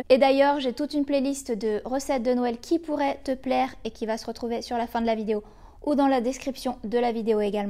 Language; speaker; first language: French; native; French